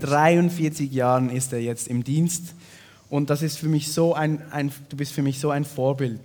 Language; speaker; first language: German; native; German